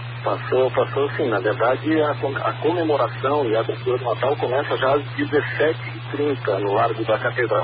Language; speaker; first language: Portuguese; native; Portuguese